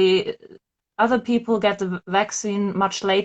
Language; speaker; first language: English; non-native, fluent; German